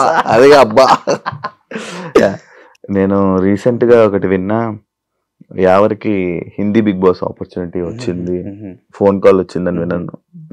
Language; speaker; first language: Telugu; native; Telugu